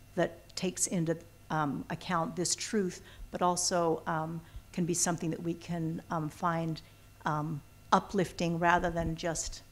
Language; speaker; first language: English; native; English